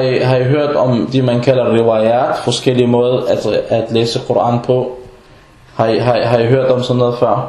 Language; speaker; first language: Danish; non-native, fluent; Arabic